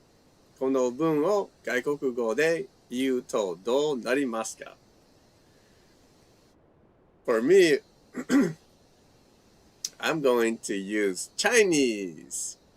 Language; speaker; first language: Japanese; non-native, fluent; English